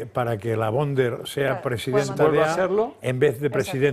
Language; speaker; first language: Spanish; native; Spanish